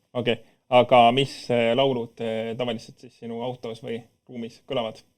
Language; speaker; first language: Estonian; native; Estonian